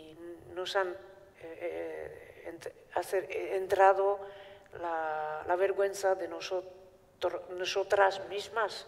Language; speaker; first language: Spanish; non-native, fluent; Basque